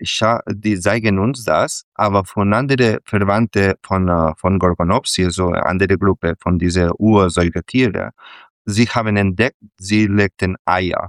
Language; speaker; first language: German; non-native, fluent; Catalan